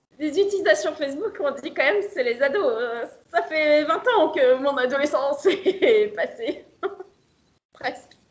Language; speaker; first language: French; native; French